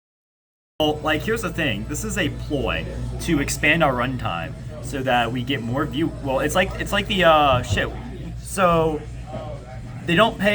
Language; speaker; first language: English; native; English